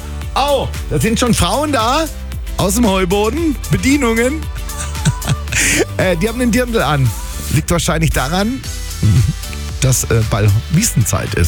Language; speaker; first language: German; native; German